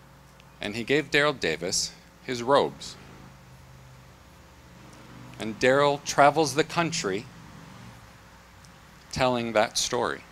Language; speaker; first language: English; native; English